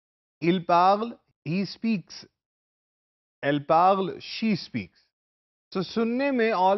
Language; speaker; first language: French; non-native, learner; Urdu